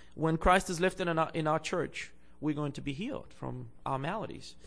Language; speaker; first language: English; non-native, fluent; Bulgarian